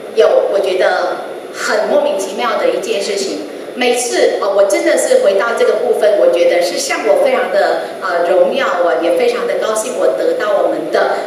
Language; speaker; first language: Chinese; non-native, fluent; Vietnamese